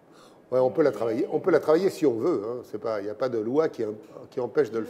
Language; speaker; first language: French; native; French